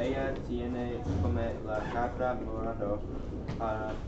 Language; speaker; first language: Spanish; non-native, learner; English